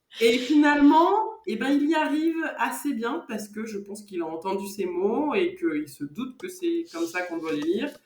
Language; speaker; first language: French; native; French